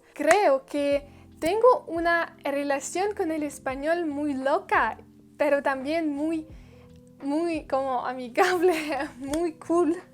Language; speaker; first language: Spanish; non-native, learner; Russian